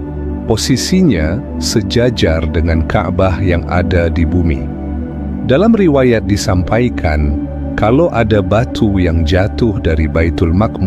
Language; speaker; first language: Indonesian; native; Indonesian